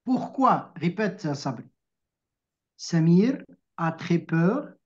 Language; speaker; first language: French; non-native, local second language; Arabic